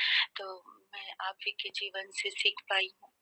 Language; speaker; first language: Hindi; native; Hindi